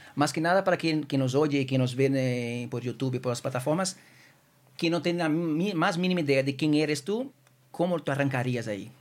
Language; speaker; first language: Spanish; non-native, fluent; Portuguese